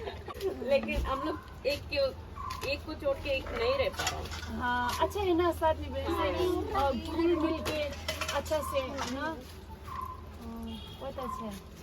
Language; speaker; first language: Hindi; non-native, local second language; Tamil